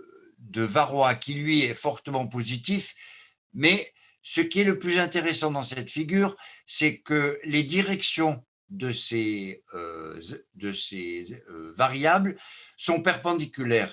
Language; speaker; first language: French; native; French